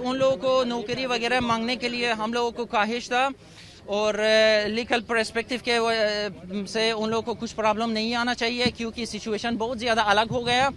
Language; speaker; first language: Hindi; non-native, fluent; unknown